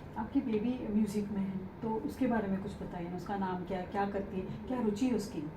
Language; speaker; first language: Hindi; native; Hindi